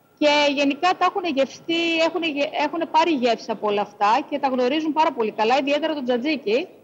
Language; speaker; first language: Greek; native; Greek